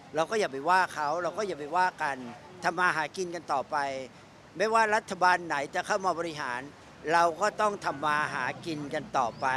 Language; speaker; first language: Thai; native; Thai